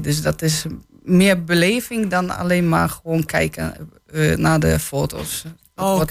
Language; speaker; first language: Dutch; non-native, fluent; Polish